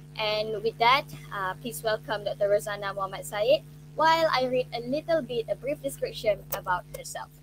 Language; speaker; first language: English; non-native, local second language; Malay